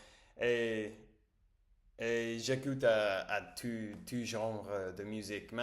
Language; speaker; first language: French; non-native, learner; Spanish